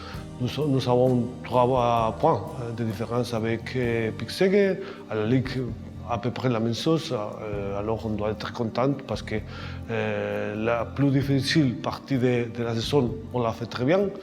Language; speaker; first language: French; non-native, learner; Spanish